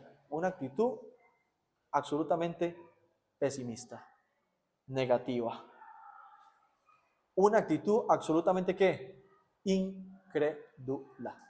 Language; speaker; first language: Spanish; native; Spanish